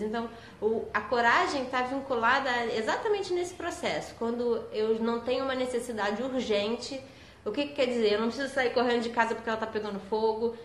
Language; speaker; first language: Portuguese; native; Portuguese